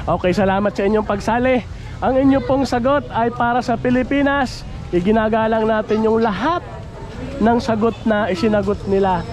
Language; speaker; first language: Filipino; native; Filipino